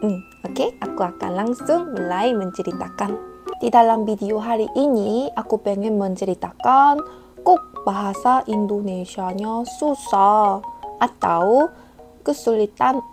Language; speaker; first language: Indonesian; non-native, fluent; Korean